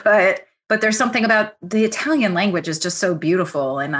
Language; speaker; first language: English; early bilingual, other home language; Italian